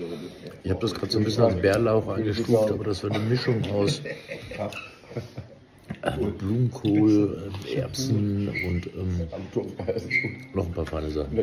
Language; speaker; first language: German; native; German